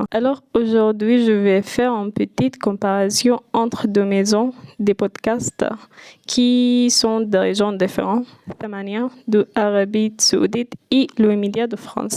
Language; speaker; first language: French; non-native, fluent; Arabic